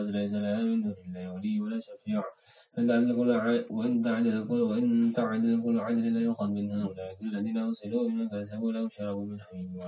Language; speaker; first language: Arabic; non-native, learner; Indonesian